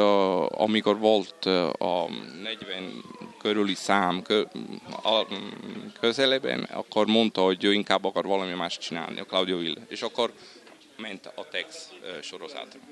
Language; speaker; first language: Hungarian; non-native, fluent; Italian